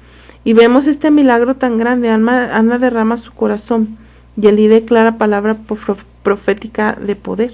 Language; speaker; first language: Spanish; native; Spanish